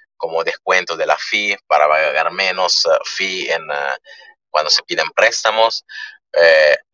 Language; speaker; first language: Spanish; early bilingual, other home language; Italian